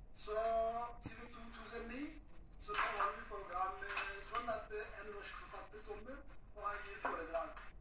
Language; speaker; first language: Norwegian; non-native, fluent; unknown